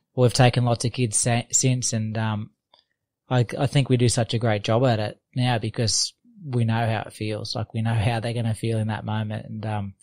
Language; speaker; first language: English; native; English